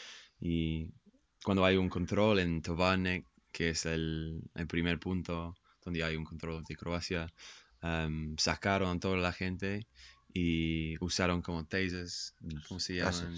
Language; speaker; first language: Spanish; non-native, fluent; English